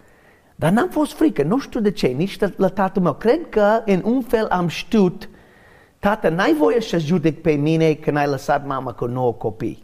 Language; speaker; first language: Romanian; non-native, learner; English